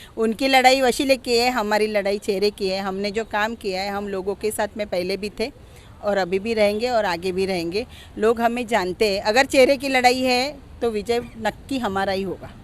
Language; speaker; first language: Hindi; non-native, local second language; Marathi